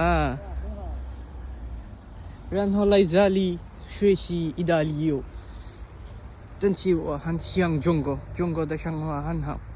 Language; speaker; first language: Chinese; non-native, learner; Bangla